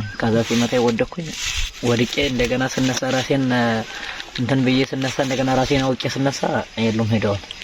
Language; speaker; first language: Amharic; native; Amharic